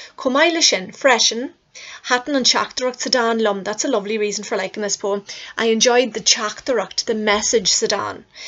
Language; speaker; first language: Irish; native; Irish